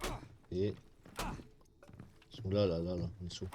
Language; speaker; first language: French; native; French